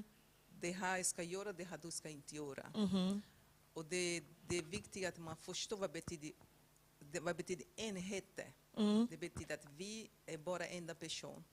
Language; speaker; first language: Swedish; non-native, fluent; Portuguese